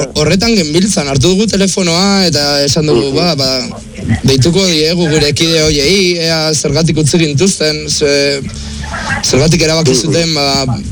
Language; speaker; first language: Basque; non-native, local second language; Spanish